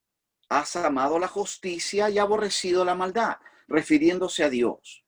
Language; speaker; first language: Spanish; native; Spanish